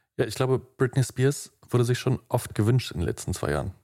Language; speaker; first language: German; native; German